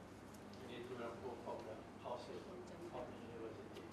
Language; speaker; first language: English; non-native, learner; Thai